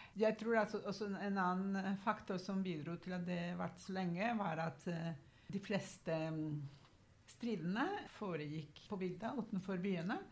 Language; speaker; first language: Norwegian; non-native, fluent; Spanish